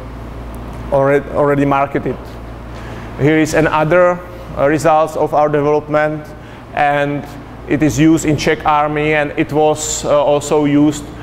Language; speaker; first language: English; non-native, fluent; Czech